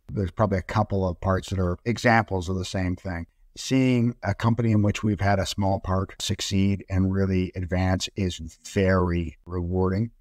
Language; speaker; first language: English; native; English